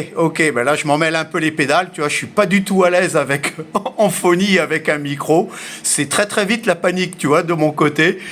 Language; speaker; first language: French; early bilingual, heritage; French